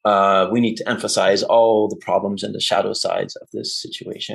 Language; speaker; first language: English; non-native, fluent; Dutch